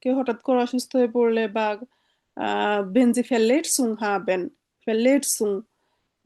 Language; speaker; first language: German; non-native, fluent; Bangla